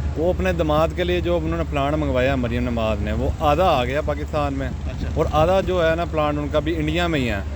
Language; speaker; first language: Urdu; non-native, local second language; Punjabi